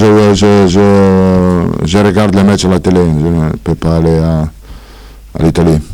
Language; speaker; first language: French; non-native, fluent; Italian